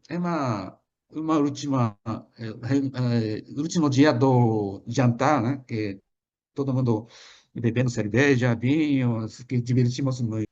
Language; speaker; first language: Portuguese; non-native, fluent; Japanese